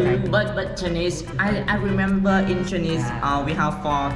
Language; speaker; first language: English; non-native, learner; Vietnamese